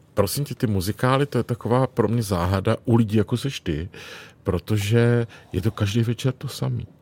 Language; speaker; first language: Czech; native; Czech